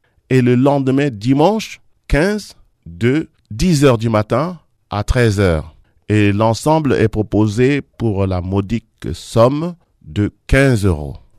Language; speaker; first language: French; non-native, local second language; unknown